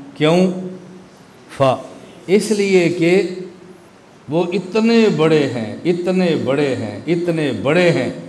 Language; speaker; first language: Urdu; non-native, local second language; Punjabi